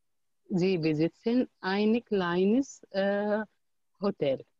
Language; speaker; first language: German; non-native, learner; Arabic